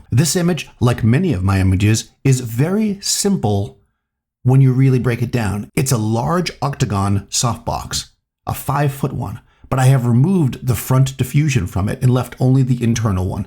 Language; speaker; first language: English; native; English